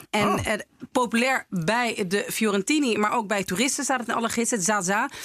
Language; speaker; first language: Dutch; native; Dutch